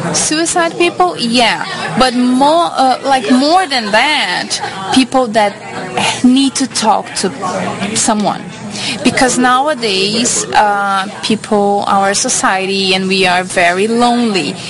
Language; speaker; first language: English; non-native, fluent; Portuguese